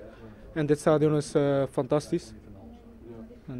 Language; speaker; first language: Dutch; native; Dutch